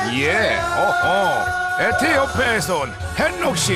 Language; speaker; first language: Korean; native; Korean